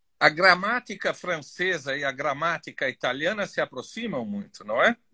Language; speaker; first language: Portuguese; native; Portuguese